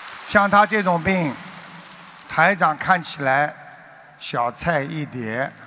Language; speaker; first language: Chinese; native; Chinese